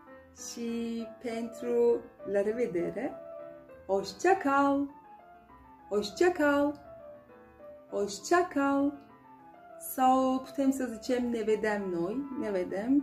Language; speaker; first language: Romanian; non-native, fluent; Turkish